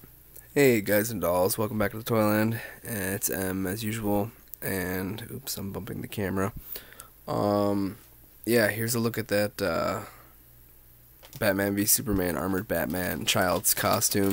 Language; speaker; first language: English; native; English